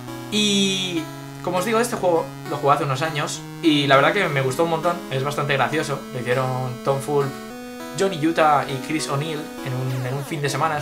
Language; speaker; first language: Spanish; native; Spanish